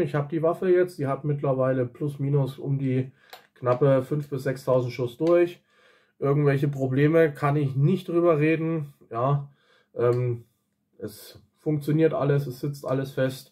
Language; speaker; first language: German; native; German